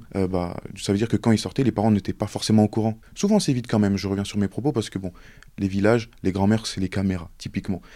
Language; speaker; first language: French; native; French